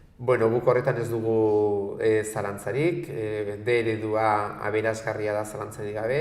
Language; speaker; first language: Basque; native; Basque